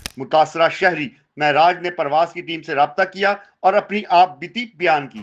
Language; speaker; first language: Urdu; native; Urdu